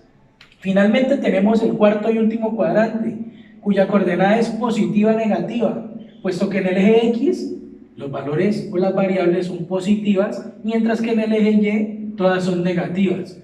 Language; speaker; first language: Spanish; native; Spanish